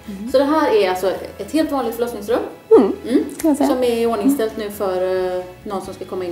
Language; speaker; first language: Swedish; native; Swedish